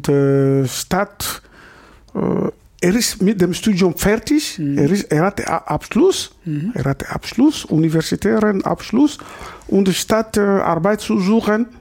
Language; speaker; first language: German; non-native, fluent; Lingala